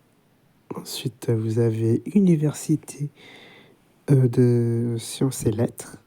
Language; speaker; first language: French; native; French